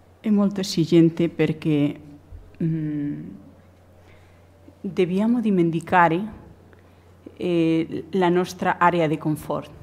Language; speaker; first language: Italian; non-native, learner; Spanish